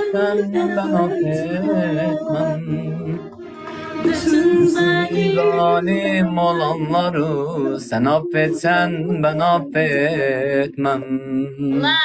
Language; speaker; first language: Turkish; native; Turkish